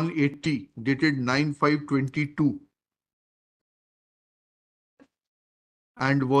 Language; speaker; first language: English; non-native, local second language; Hindi